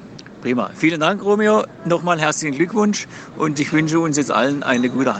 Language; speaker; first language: German; native; German